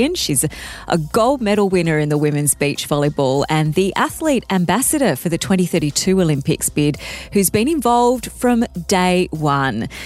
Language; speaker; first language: English; native; English